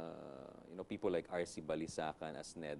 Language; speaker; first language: English; non-native, local second language; Filipino